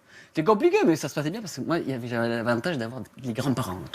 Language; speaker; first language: French; native; French